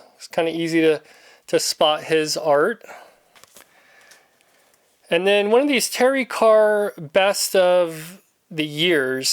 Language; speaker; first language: English; native; English